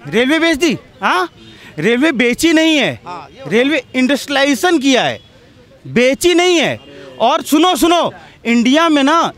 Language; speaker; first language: Hindi; native; Hindi